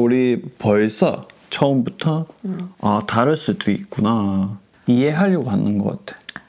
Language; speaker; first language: Korean; non-native, learner; English